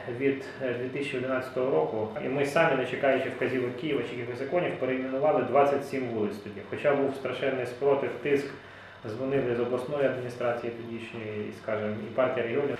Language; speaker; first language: Ukrainian; native; Ukrainian